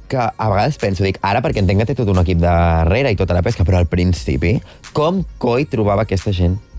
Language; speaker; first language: Catalan; native; Catalan